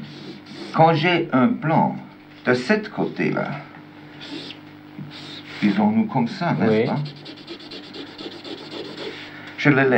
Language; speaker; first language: French; non-native, learner; German